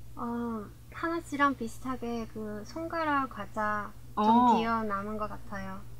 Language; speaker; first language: Korean; early bilingual, heritage; Korean